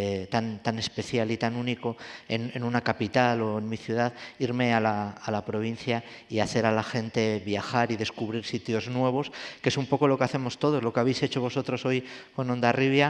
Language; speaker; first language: Spanish; native; Spanish